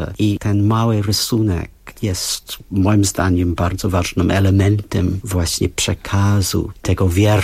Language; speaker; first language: Polish; non-native, fluent; English